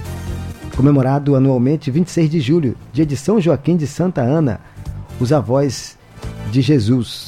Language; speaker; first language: Portuguese; native; Portuguese